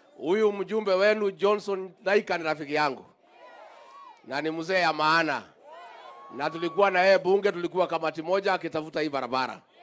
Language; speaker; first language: Swahili; non-native, local second language; Kikuyu